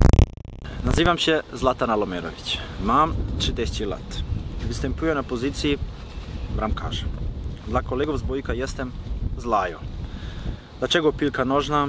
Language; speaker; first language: Polish; non-native, learner; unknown